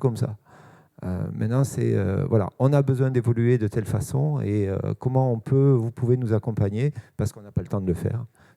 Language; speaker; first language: French; native; French